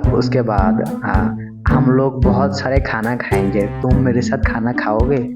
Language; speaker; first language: Hindi; non-native, learner; Bangla